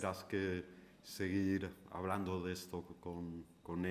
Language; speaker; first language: Spanish; native; Spanish